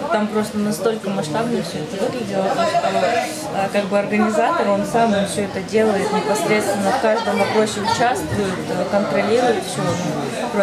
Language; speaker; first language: Russian; native; Russian